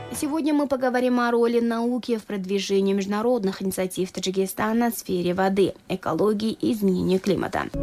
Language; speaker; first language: Russian; non-native, local second language; Tajik